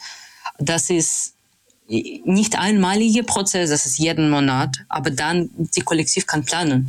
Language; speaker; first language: German; non-native, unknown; Russian